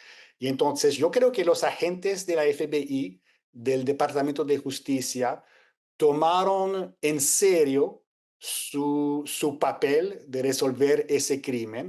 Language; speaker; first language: Spanish; non-native, fluent; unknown